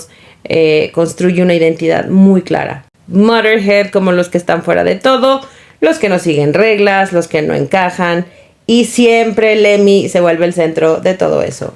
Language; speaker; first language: Spanish; native; Spanish